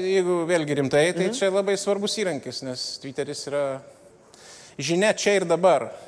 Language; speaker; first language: Lithuanian; native; Lithuanian